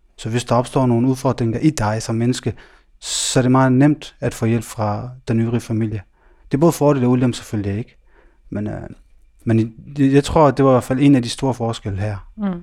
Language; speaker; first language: Danish; early bilingual, other home language; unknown